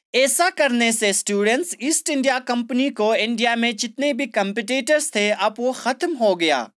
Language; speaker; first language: Hindi; non-native, local second language; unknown